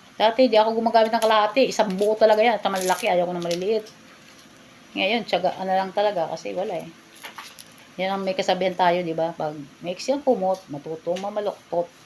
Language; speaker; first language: Filipino; non-native, local second language; Bikol